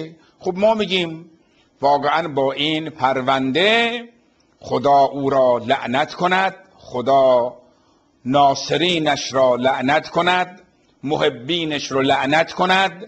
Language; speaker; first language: Persian; native; Persian